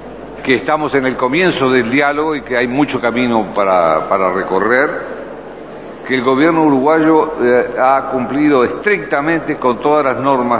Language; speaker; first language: Spanish; native; Spanish